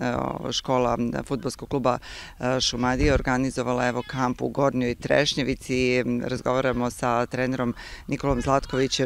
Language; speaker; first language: Serbian; native; Serbian